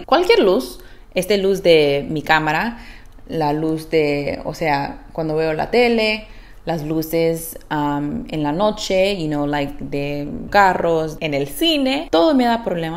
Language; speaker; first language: Spanish; early bilingual, heritage; Spanish